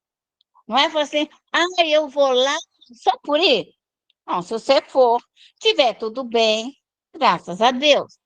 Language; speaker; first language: Portuguese; native; Portuguese